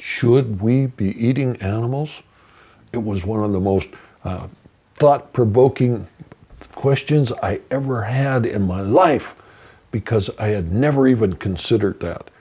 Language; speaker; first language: English; native; English